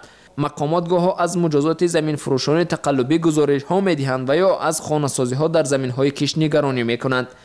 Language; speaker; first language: Persian; native; Persian